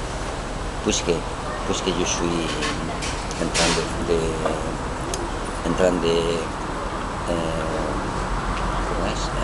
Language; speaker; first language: French; non-native, learner; Spanish